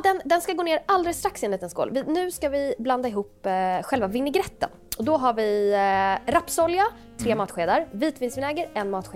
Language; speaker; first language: Swedish; native; Swedish